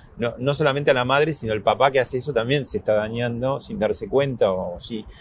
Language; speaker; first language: Spanish; native; Spanish